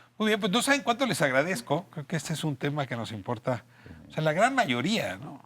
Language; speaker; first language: Spanish; native; Spanish